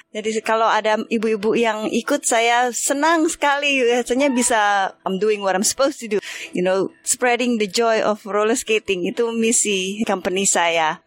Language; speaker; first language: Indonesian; native; Indonesian